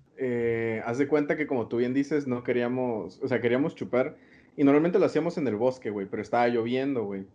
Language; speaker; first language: Spanish; native; Spanish